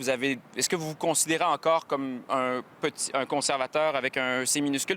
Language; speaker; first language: French; native; French